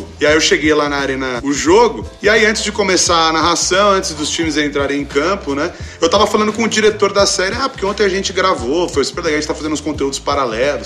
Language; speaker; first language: Portuguese; native; Portuguese